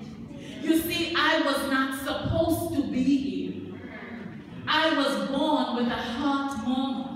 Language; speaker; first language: English; native; English